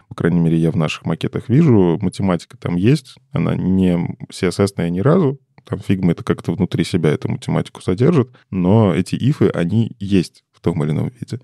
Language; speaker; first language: Russian; native; Russian